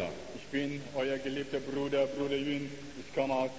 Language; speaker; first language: German; non-native, learner; Chinese